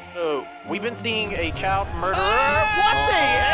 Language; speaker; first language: English; native; English